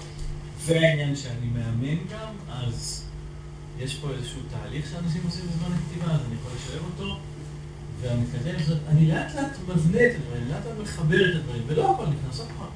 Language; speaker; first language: Hebrew; native; Hebrew